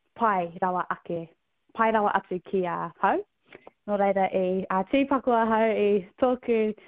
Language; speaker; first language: Māori; non-native, local second language; English